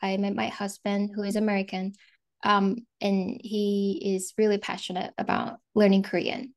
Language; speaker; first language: English; non-native, fluent; Korean